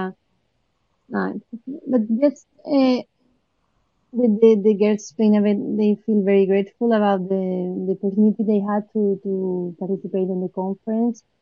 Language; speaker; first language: English; non-native, fluent; Portuguese